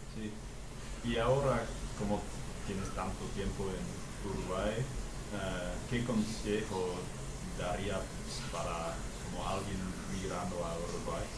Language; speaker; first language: Spanish; non-native, fluent; English